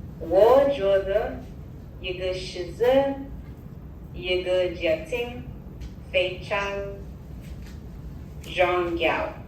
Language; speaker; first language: Chinese; non-native, learner; English